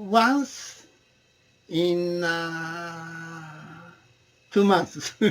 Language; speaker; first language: English; non-native, learner; Japanese